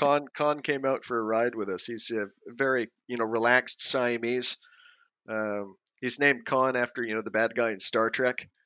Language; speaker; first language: English; native; English